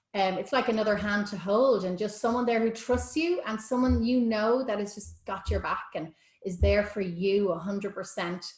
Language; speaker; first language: English; native; English